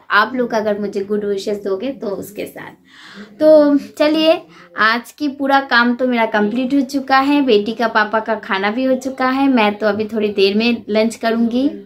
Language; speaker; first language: Hindi; non-native, fluent; Bangla